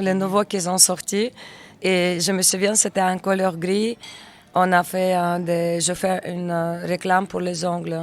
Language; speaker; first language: French; non-native, learner; Russian